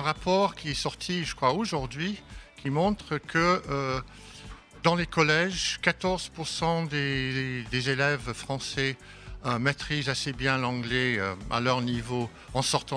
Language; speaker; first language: French; non-native, fluent; English